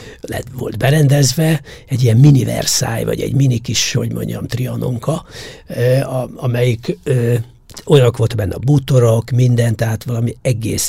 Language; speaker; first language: Hungarian; native; Hungarian